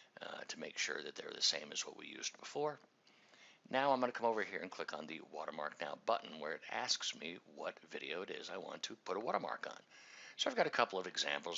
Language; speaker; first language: English; native; English